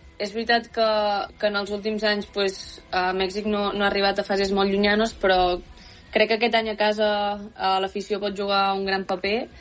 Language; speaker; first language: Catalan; native; Catalan